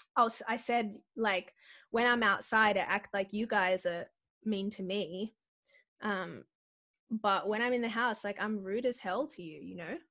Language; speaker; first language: English; native; English